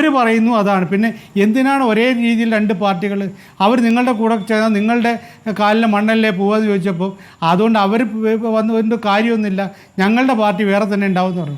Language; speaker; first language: Malayalam; native; Malayalam